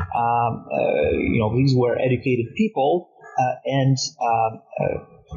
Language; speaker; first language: English; non-native, fluent; Romanian